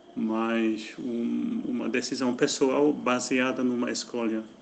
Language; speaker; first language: Portuguese; non-native, fluent; Polish